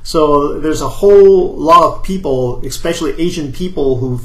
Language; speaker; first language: English; non-native, local second language; Cantonese